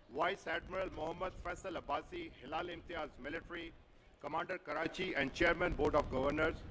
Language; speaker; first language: English; non-native, local second language; Urdu